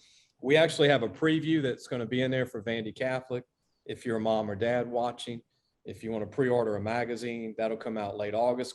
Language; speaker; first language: English; native; English